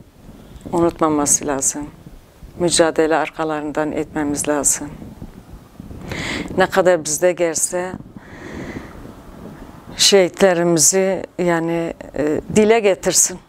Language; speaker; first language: Turkish; non-native, local second language; Kurdish